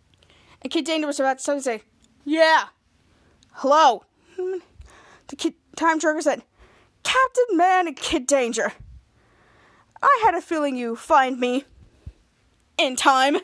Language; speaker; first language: English; native; English